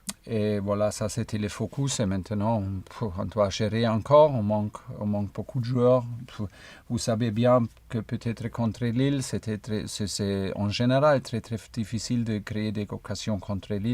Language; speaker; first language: French; non-native, fluent; German